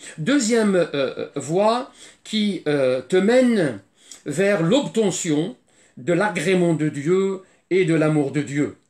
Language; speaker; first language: French; non-native, fluent; Arabic